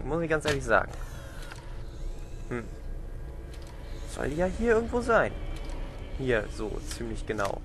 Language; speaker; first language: German; native; German